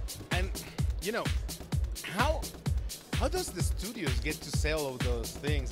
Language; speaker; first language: English; non-native, fluent; Spanish